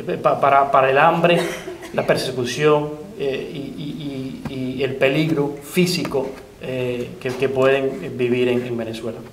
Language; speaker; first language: Spanish; early bilingual, other home language; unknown